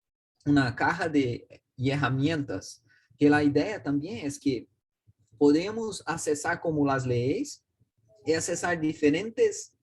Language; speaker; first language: Spanish; non-native, learner; Portuguese